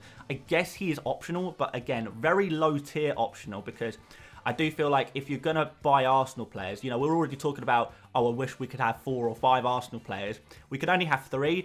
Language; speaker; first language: English; native; English